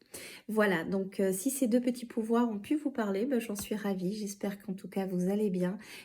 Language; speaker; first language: French; native; French